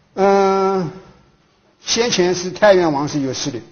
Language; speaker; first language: Chinese; native; Chinese